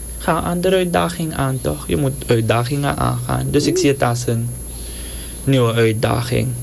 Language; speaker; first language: Dutch; native; Dutch